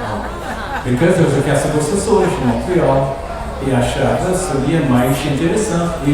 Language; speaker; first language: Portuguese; non-native, learner; English